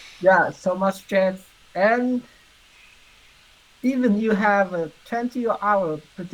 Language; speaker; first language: English; non-native, learner; Vietnamese